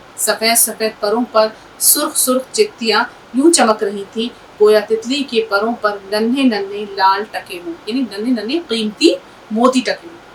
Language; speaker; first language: Urdu; native; Urdu